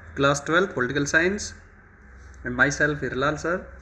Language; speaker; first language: English; non-native, local second language; Hindi